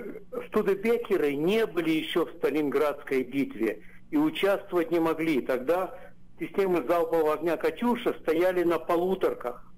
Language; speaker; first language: Russian; native; Russian